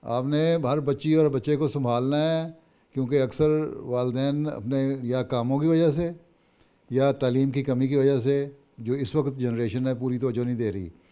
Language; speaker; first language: Urdu; native; Urdu